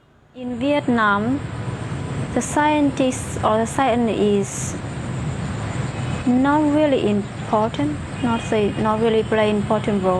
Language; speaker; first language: English; non-native, fluent; Vietnamese